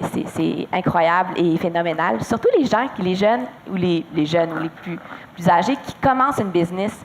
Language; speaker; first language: French; native; French